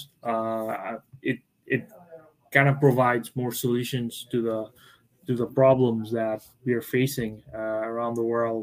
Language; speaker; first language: English; non-native, local second language; Bangla